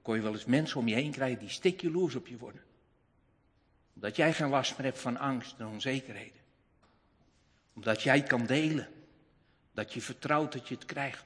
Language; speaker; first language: Dutch; native; Dutch